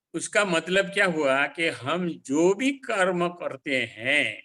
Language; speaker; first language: Hindi; non-native, local second language; Gujarati